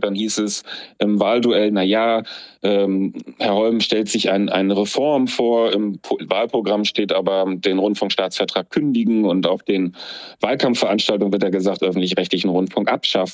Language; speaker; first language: German; native; German